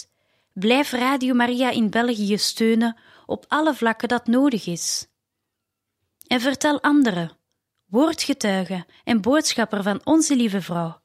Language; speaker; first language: Dutch; native; Dutch